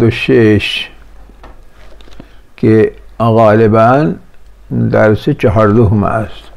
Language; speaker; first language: Persian; non-native, fluent; Urdu